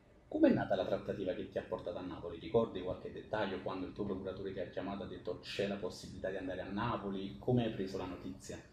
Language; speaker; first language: Italian; native; Italian